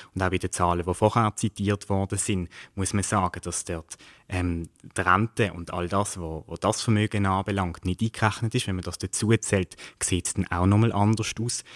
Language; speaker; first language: German; native; German